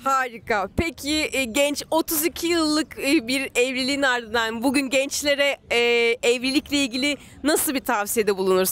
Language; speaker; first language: Turkish; native; Turkish